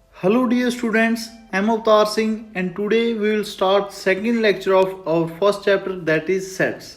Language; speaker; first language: English; non-native, local second language; Punjabi